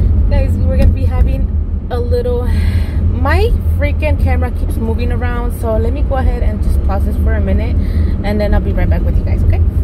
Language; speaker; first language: English; early bilingual, other home language; Spanish